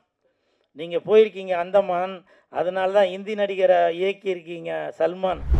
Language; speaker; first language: Tamil; native; Tamil